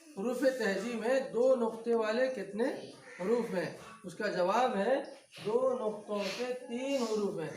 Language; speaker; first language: Hindi; native; Hindi